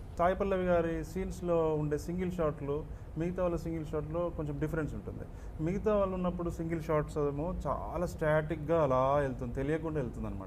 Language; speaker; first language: Telugu; native; Telugu